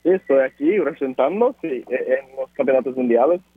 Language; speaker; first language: Spanish; early bilingual, other home language; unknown